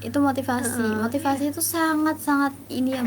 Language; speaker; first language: Indonesian; native; Indonesian